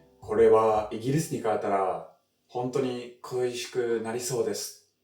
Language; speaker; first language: Japanese; non-native, fluent; English